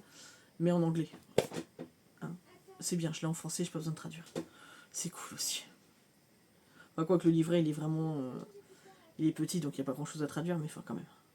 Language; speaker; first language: French; native; French